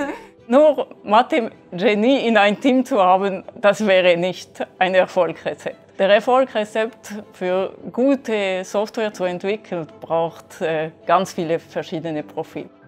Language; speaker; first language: German; non-native, local second language; French